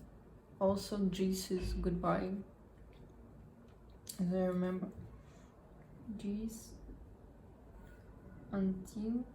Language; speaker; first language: English; non-native, learner; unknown